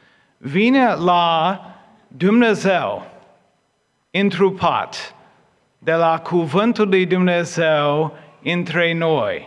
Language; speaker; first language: Romanian; non-native, fluent; English